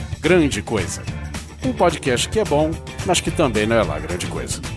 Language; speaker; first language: Portuguese; native; Portuguese